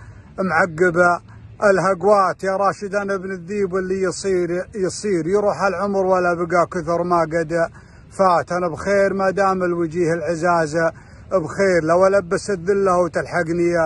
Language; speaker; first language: Arabic; native; Arabic